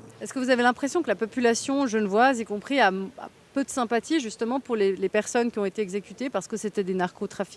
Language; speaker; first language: French; native; French